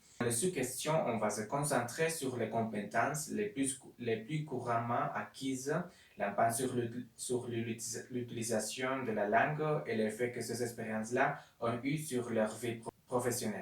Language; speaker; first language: French; non-native, learner; Spanish